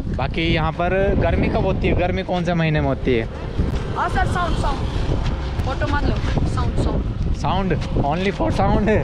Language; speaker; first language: Hindi; native; Hindi